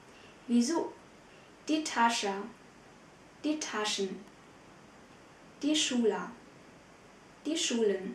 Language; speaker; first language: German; non-native, fluent; Vietnamese